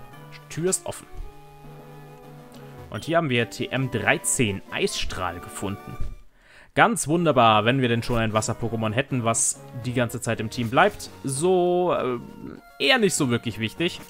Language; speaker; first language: German; native; German